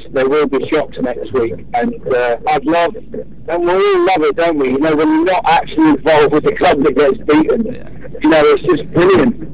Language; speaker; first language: English; native; English